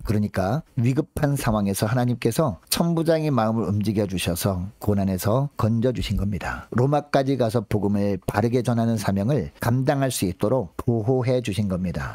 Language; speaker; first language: Korean; native; Korean